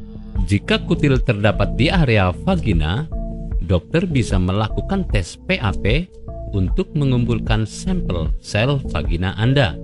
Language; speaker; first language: Indonesian; native; Indonesian